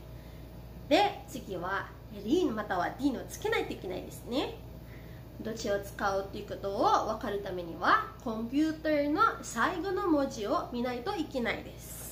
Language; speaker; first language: Japanese; non-native, fluent; Filipino